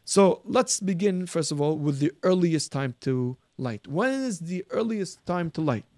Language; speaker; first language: English; early bilingual, heritage; Arabic